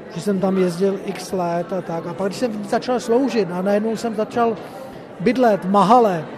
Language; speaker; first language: Czech; native; Czech